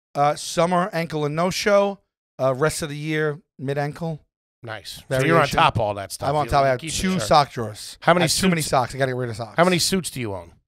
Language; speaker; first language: English; native; English